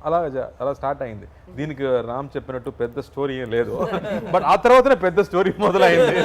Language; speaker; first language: Telugu; non-native, fluent; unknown